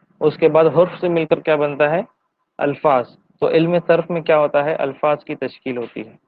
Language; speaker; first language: Urdu; native; Urdu